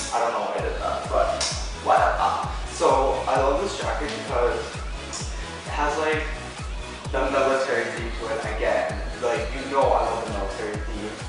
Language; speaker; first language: English; native; English